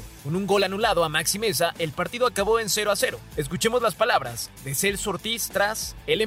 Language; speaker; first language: Spanish; native; Spanish